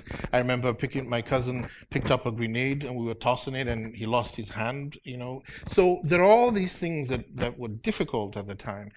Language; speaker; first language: English; native; English